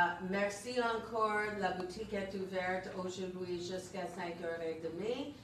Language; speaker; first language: French; non-native, fluent; English